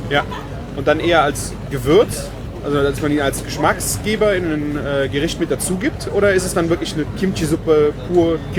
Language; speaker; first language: German; native; German